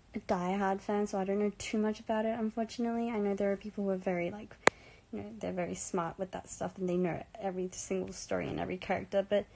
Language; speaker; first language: English; early bilingual, other home language; Korean